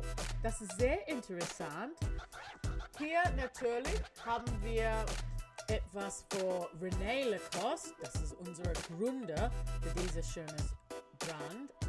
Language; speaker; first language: German; non-native, learner; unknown